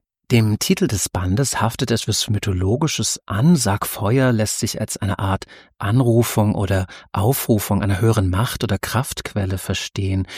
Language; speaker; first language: German; native; German